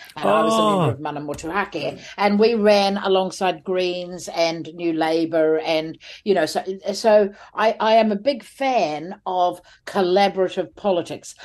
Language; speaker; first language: English; native; English